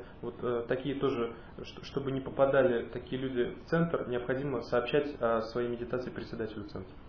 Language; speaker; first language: Russian; native; Russian